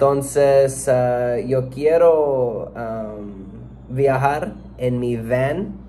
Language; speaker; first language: Spanish; non-native, learner; English